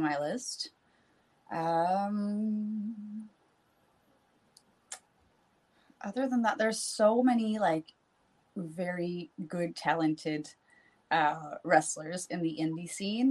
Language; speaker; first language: English; non-native, fluent; French